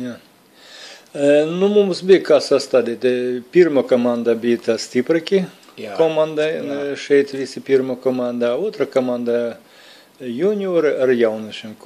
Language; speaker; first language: Latvian; non-native, local second language; Russian